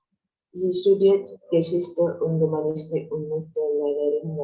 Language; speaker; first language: German; non-native, learner; Indonesian